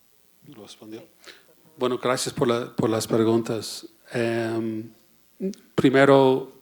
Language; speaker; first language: Spanish; non-native, fluent; English